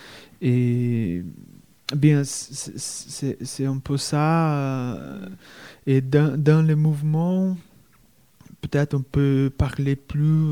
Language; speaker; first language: French; non-native, fluent; Portuguese